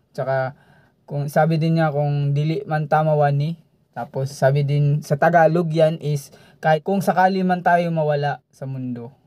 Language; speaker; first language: Filipino; non-native, local second language; Cebuano